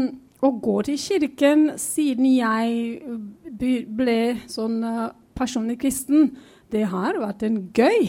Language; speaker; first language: Norwegian; non-native, fluent; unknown